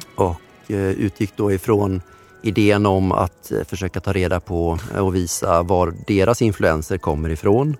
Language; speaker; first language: Swedish; native; Swedish